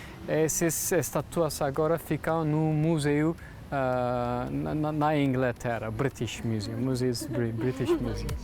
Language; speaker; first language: Portuguese; non-native, learner; Turkish